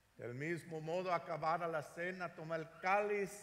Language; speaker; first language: Spanish; non-native, learner; English